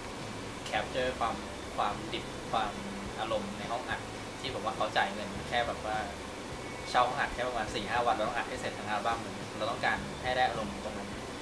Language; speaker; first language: Thai; native; Thai